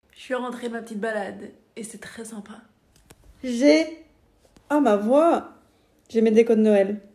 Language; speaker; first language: French; native; French